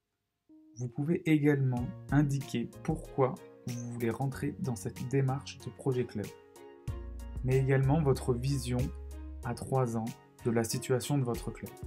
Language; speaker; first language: French; native; French